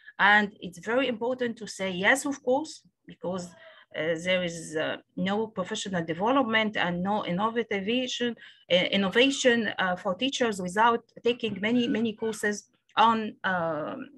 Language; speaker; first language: English; non-native, local second language; Arabic